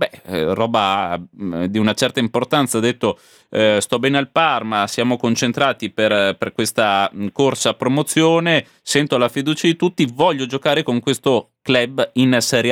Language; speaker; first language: Italian; native; Italian